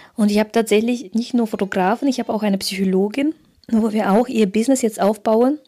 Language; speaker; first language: German; early bilingual, other home language; Russian